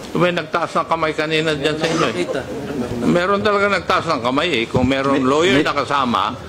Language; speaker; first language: Filipino; native; Filipino